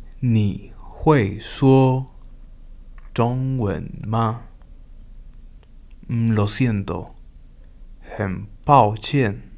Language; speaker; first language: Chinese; non-native, fluent; Spanish